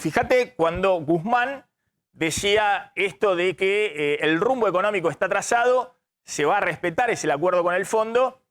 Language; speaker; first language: Spanish; native; Spanish